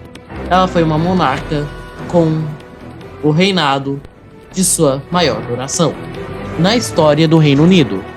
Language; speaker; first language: Portuguese; native; Portuguese